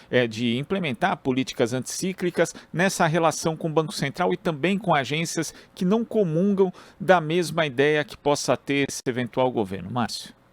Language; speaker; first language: Portuguese; native; Portuguese